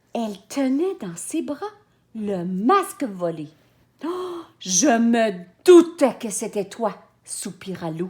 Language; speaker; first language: French; native; French